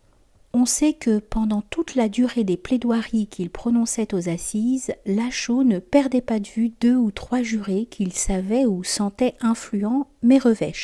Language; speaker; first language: French; native; French